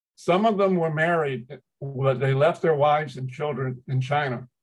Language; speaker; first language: English; early bilingual, other home language; Chinese